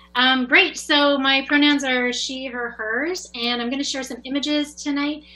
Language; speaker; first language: English; native; English